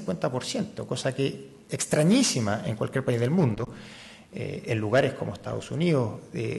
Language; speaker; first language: Spanish; native; Spanish